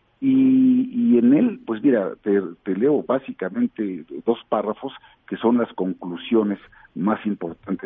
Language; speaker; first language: Spanish; native; Spanish